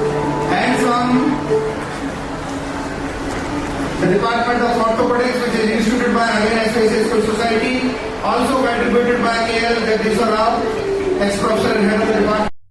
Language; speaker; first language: English; non-native, local second language; Telugu